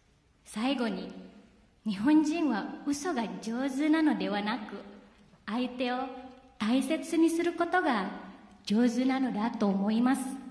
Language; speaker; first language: Japanese; non-native, fluent; Indonesian